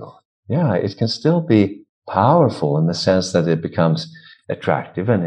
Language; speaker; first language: English; non-native, fluent; Swedish